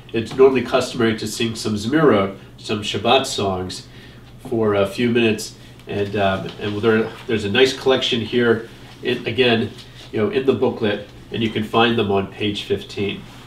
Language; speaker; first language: English; native; English